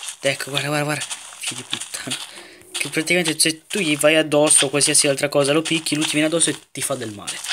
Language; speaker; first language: Italian; native; Italian